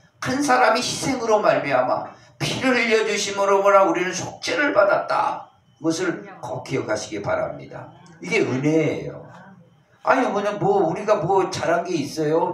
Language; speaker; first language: Korean; native; Korean